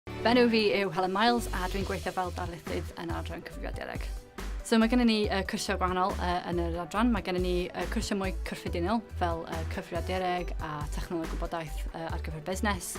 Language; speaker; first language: Welsh; non-native, local second language; English